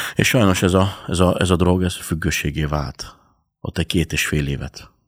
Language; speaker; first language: Hungarian; native; Hungarian